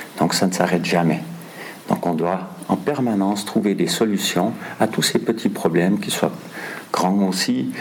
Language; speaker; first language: French; non-native, local second language; German